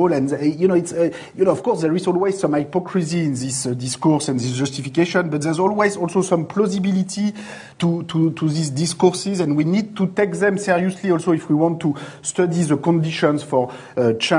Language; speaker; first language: English; non-native, fluent; French